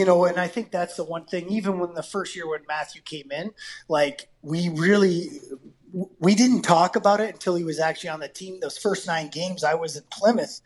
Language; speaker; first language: English; native; English